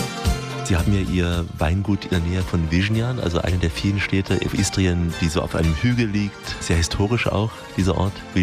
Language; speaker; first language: German; native; German